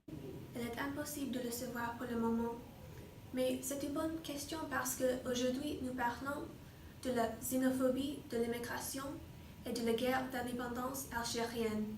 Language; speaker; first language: French; non-native, learner; English